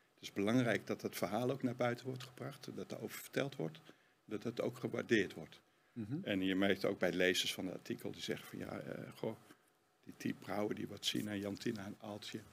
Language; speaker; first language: Dutch; native; Dutch